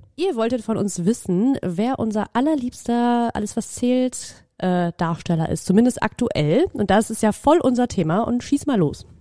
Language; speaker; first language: German; native; German